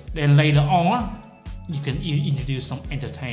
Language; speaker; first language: English; non-native, fluent; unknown